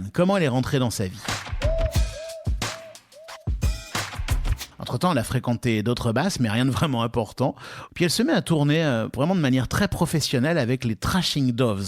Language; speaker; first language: French; native; French